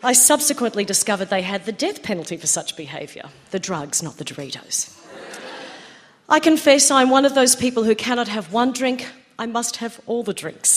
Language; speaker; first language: English; native; English